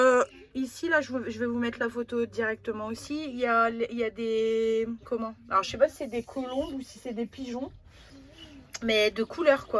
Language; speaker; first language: French; native; French